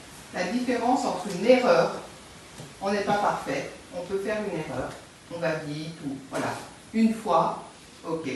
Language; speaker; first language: French; native; French